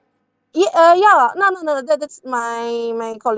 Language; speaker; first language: English; non-native, learner; Chinese